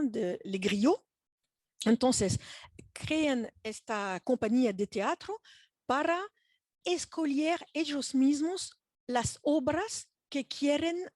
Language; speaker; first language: Spanish; non-native, fluent; French